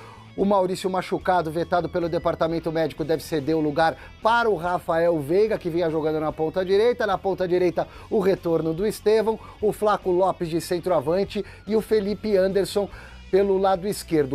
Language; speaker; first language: Portuguese; native; Portuguese